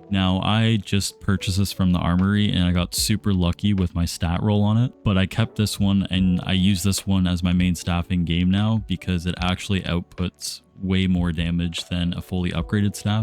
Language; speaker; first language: English; native; English